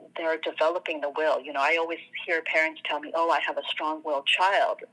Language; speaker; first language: English; non-native, fluent; French